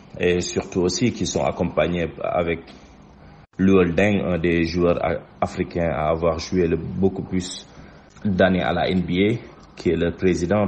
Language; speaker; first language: French; non-native, local second language; Wolof